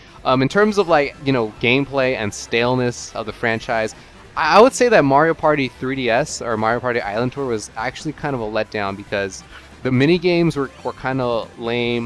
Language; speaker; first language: English; native; English